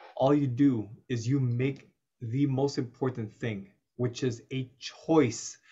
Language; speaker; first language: English; native; English